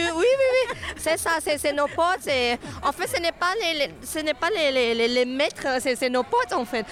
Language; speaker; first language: French; non-native, fluent; Thai